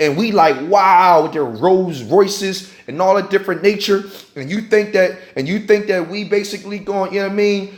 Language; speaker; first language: English; native; English